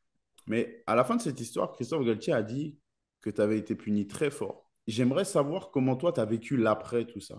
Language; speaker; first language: French; native; French